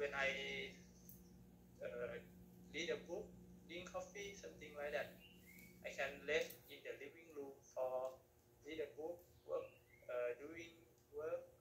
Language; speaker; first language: English; non-native, learner; Thai